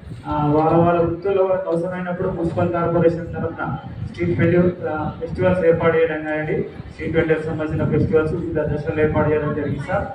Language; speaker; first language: Telugu; native; Telugu